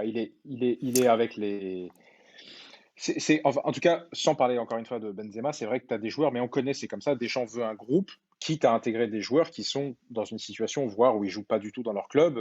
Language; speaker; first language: French; native; French